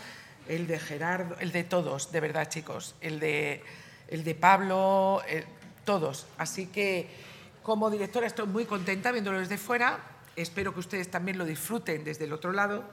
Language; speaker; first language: Spanish; native; Spanish